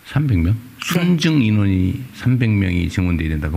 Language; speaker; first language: Korean; native; Korean